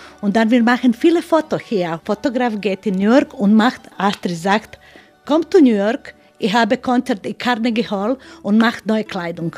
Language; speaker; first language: German; non-native, learner; Croatian